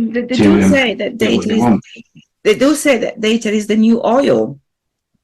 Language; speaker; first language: English; non-native, fluent; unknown